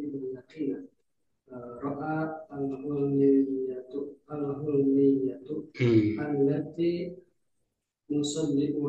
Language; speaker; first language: Arabic; non-native, learner; Indonesian